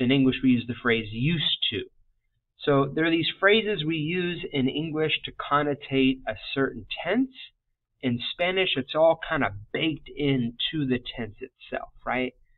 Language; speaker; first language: English; native; English